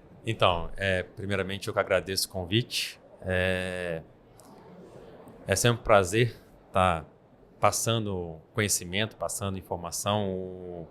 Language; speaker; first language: Portuguese; native; Portuguese